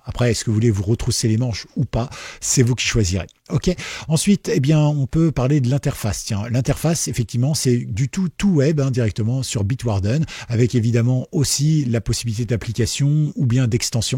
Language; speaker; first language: French; native; French